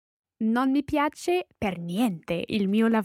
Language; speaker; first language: Italian; non-native, learner; English